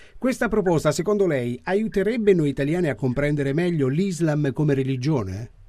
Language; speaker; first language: Italian; native; Italian